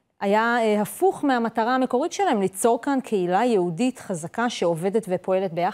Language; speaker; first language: Hebrew; native; Hebrew